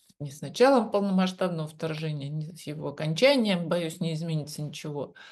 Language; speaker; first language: Russian; native; Russian